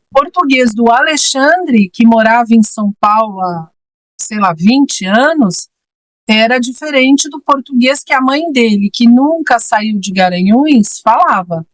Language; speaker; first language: Portuguese; native; Portuguese